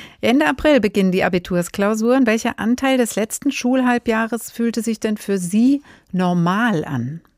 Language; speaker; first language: German; native; German